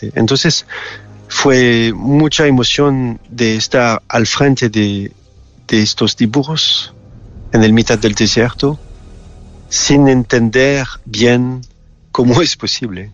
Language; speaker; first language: Spanish; non-native, fluent; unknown